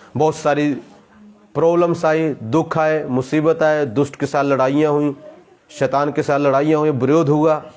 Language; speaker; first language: Hindi; non-native, local second language; Punjabi